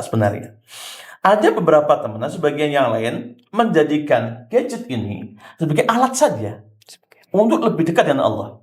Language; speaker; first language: Indonesian; native; Indonesian